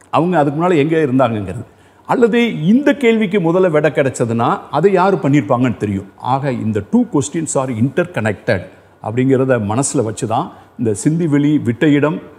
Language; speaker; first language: Tamil; native; Tamil